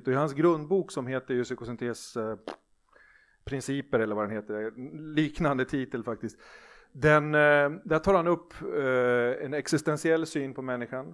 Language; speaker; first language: Swedish; native; Swedish